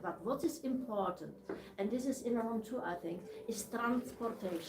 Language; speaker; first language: English; non-native, learner; Czech